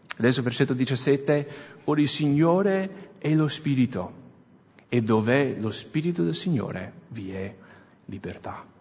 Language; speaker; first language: Italian; non-native, fluent; English